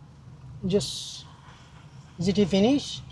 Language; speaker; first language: English; non-native, learner; Bangla